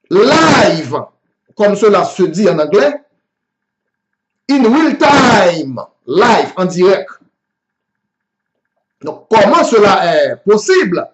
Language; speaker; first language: French; non-native, local second language; Haitian Creole